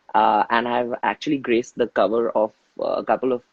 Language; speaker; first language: English; non-native, local second language; Hindi